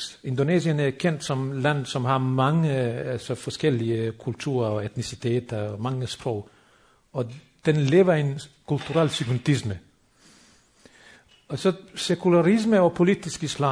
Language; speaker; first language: Danish; non-native, fluent; Bosnian